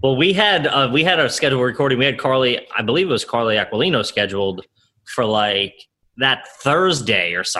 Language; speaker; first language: English; native; English